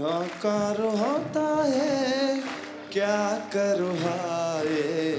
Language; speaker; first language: Hindi; non-native, local second language; Kannada